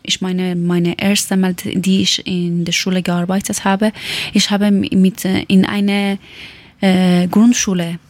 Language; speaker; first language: German; non-native, learner; Persian